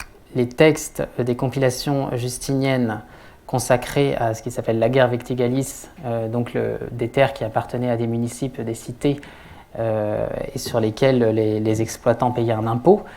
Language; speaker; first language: French; native; French